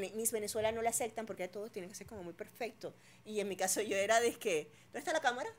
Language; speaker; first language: Spanish; native; Spanish